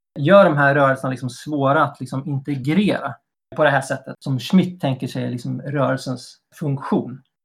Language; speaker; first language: Swedish; native; Swedish